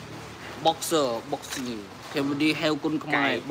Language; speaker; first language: English; non-native, learner; Khmer